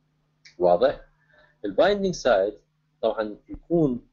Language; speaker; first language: Arabic; native; Arabic